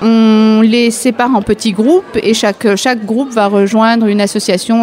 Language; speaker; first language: French; native; French